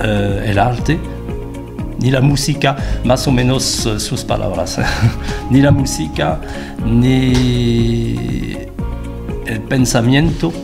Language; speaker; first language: Spanish; non-native, fluent; French